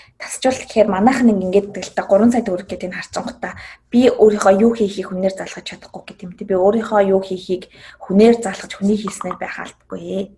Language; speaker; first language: Mongolian; native; Mongolian